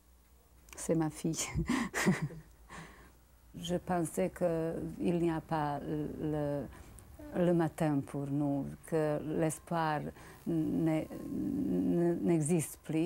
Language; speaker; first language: French; non-native, learner; Bosnian